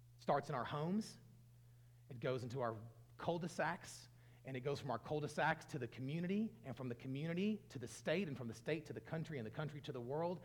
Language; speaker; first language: English; native; English